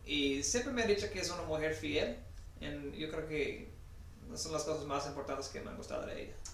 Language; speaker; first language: Spanish; non-native, fluent; English